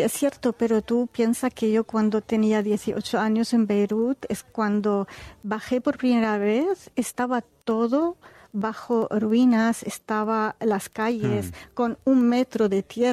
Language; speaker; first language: Spanish; non-native, fluent; Arabic